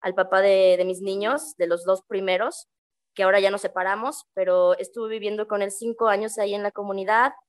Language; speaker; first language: Spanish; native; Spanish